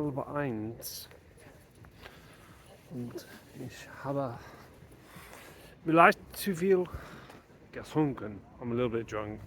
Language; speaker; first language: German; non-native, learner; English